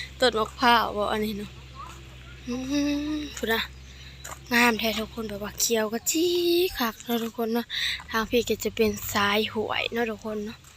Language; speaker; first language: Thai; non-native, local second language; Lao